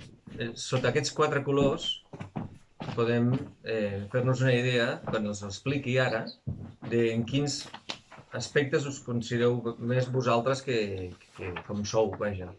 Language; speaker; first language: Catalan; native; Catalan